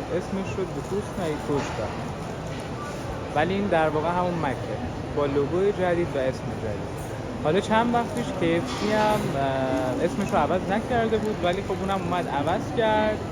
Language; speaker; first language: Persian; native; Persian